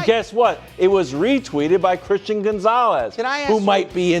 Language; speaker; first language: English; native; English